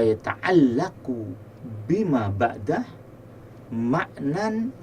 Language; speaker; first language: Arabic; non-native, fluent; Indonesian